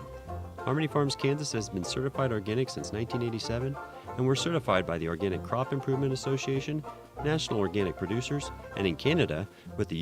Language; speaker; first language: English; native; English